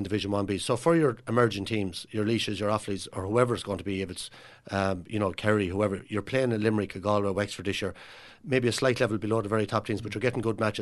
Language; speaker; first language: English; native; English